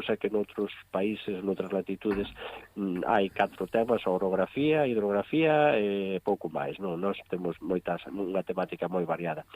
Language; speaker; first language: Galician; native; Galician